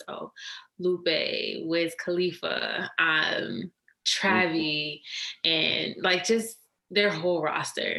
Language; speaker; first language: English; native; English